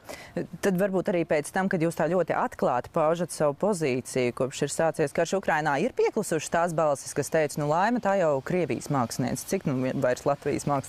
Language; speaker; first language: Latvian; native; Latvian